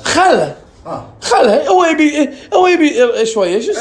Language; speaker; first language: Arabic; native; Arabic